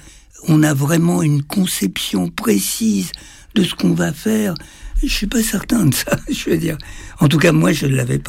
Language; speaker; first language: French; native; French